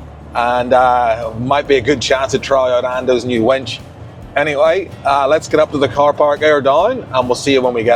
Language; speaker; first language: English; native; English